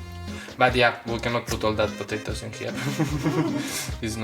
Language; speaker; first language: English; non-native, learner; Spanish